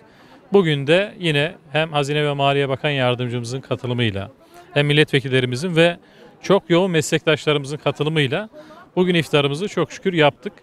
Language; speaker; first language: Turkish; native; Turkish